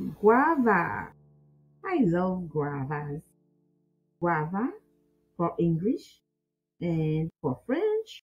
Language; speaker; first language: English; non-native, learner; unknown